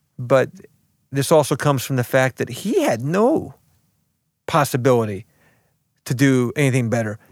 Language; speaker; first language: English; early bilingual, other home language; Arabic